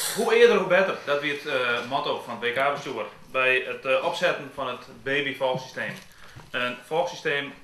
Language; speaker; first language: Dutch; non-native, local second language; Western Frisian